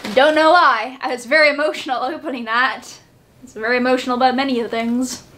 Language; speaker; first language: English; native; English